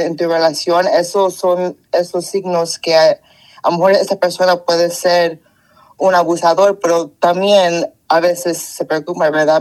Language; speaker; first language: Spanish; early bilingual, heritage; Spanish